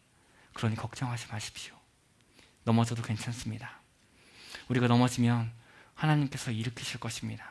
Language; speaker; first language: Korean; native; Korean